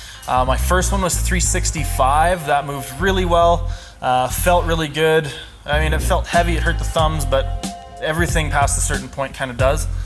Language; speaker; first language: English; native; English